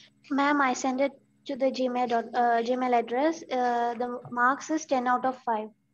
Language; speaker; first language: English; non-native, local second language; Sinhala